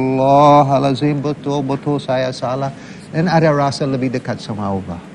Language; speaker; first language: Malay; non-native, fluent; English